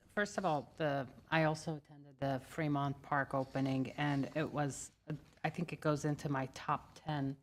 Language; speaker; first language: English; native; English